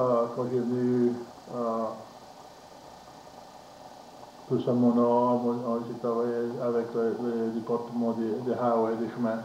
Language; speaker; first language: French; native; French